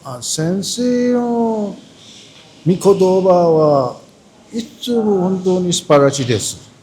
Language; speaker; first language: Japanese; non-native, learner; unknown